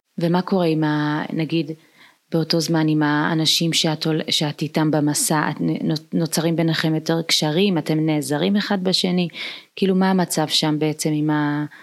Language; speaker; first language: Hebrew; early bilingual, other home language; Amharic